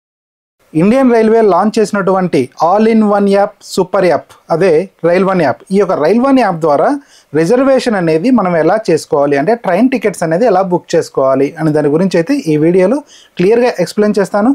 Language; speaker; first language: Telugu; native; Telugu